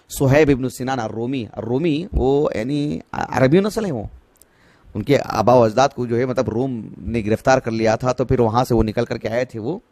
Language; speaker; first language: Urdu; native; Urdu